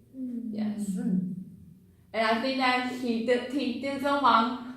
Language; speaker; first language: English; non-native, learner; Chinese